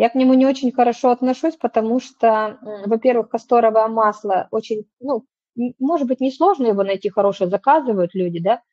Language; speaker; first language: Russian; native; Russian